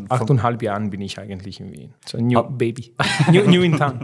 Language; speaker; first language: German; non-native, fluent; Serbian